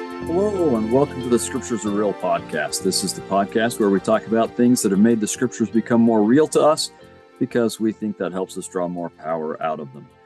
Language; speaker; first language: English; native; English